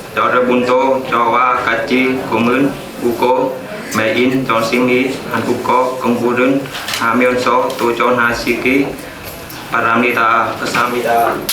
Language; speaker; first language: Korean; non-native, learner; Vietnamese